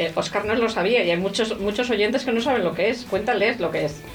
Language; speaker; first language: Spanish; native; Spanish